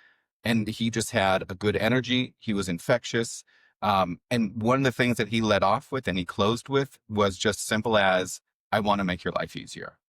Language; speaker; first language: English; native; English